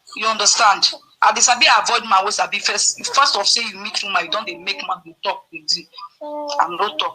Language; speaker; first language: Nigerian Pidgin; non-native, local second language; Yoruba